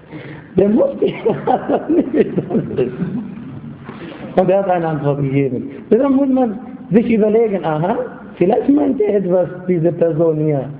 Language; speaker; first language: German; non-native, fluent; Arabic